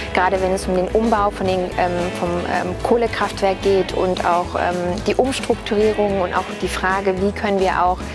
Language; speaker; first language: German; native; German